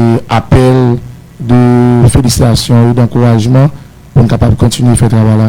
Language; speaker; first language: Haitian Creole; native; Haitian Creole